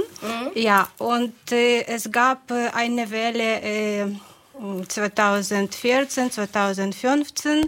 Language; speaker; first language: German; non-native, fluent; Ukrainian